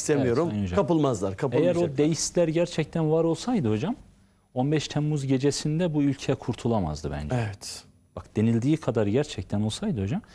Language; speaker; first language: Turkish; native; Turkish